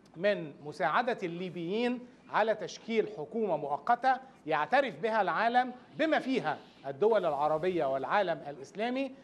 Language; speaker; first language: Arabic; native; Arabic